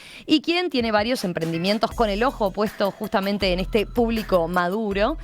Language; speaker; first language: Spanish; native; Spanish